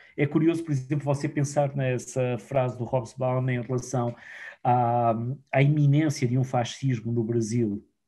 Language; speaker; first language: Portuguese; native; Portuguese